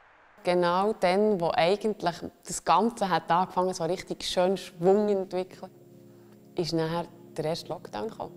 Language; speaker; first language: German; native; German